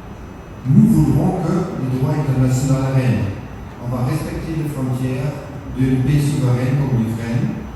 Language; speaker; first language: French; non-native, fluent; German